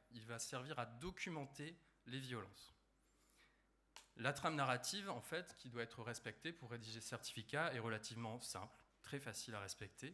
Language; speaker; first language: French; native; French